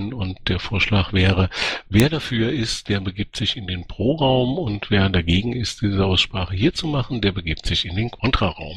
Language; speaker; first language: German; native; German